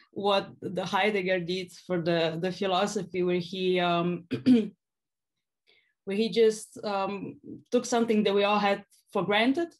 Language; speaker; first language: English; non-native, fluent; Slovenian